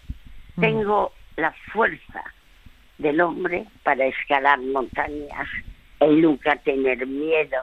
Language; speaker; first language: Spanish; early bilingual, other home language; French